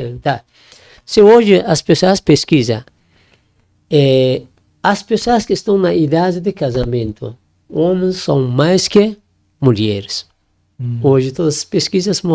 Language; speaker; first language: Portuguese; non-native, learner; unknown